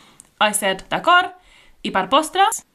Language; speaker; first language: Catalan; non-native, learner; English